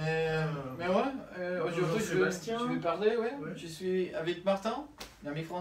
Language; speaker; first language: French; non-native, learner; Spanish